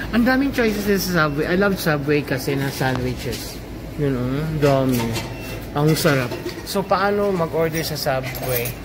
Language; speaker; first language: Filipino; non-native, local second language; Cebuano